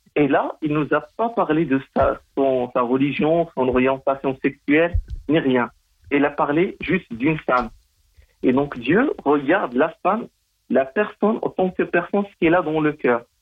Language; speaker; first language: French; non-native, local second language; Arabic